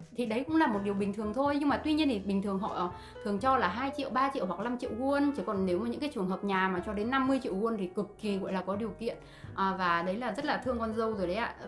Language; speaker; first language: Vietnamese; native; Vietnamese